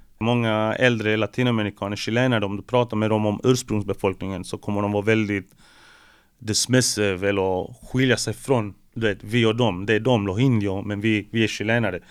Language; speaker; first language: Swedish; early bilingual, other home language; Spanish